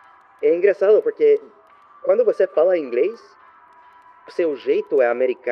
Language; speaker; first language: Portuguese; non-native, learner; French